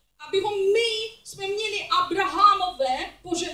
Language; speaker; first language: Czech; non-native, learner; English